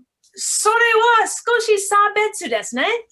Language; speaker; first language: Japanese; non-native, learner; English